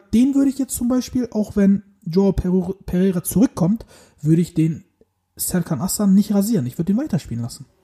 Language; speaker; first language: German; early bilingual, other home language; Turkish